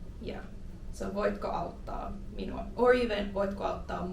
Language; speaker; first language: Finnish; non-native, fluent; English